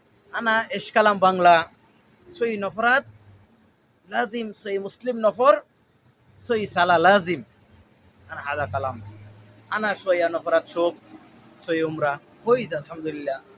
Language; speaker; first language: Arabic; non-native, learner; Bangla